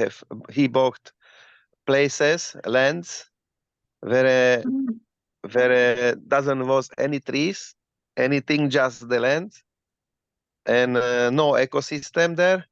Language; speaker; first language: English; non-native, learner; Slovak